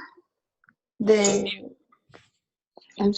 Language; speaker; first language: English; non-native, learner; Spanish